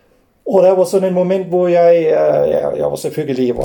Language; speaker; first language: Norwegian; non-native, fluent; German